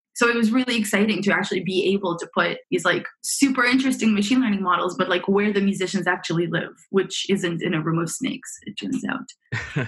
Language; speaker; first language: English; early bilingual, other home language; Romanian